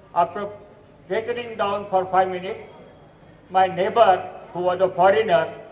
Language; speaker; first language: English; non-native, local second language; Marathi